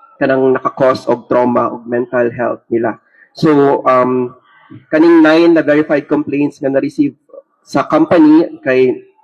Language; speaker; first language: Cebuano; native; Cebuano